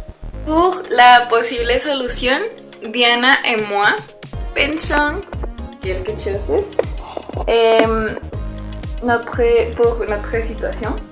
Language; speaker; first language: French; non-native, learner; Spanish